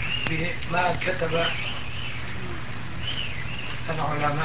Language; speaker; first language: Arabic; non-native, local second language; Turkish